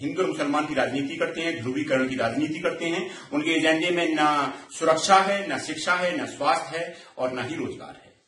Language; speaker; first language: Hindi; native; Hindi